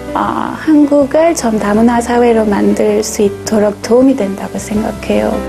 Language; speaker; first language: Korean; non-native, fluent; French